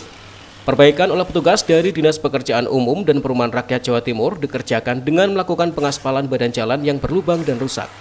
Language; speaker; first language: Indonesian; native; Indonesian